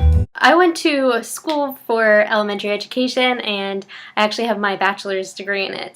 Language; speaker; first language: English; native; English